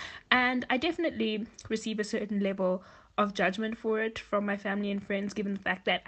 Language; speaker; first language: English; native; English